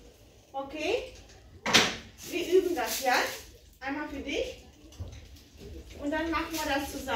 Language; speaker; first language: German; native; German